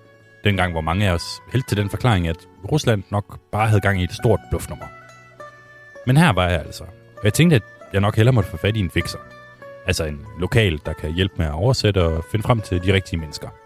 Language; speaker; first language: Danish; native; Danish